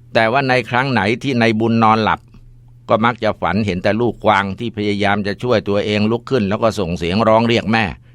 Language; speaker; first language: Thai; native; Thai